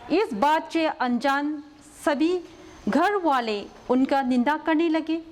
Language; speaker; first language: Hindi; non-native, local second language; Manipuri